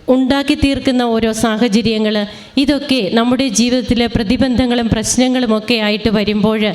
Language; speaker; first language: Malayalam; native; Malayalam